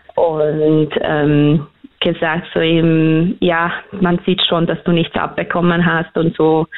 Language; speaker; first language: German; early bilingual, other home language; Hungarian